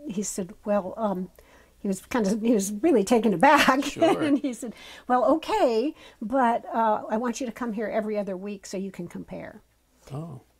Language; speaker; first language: English; native; English